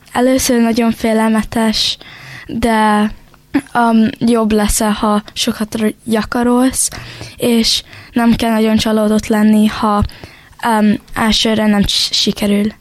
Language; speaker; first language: Hungarian; early bilingual, heritage; Hungarian